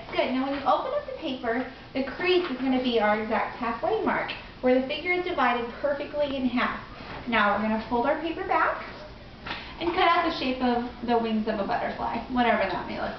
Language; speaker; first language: English; native; English